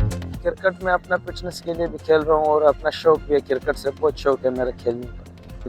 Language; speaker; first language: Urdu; early bilingual, other home language; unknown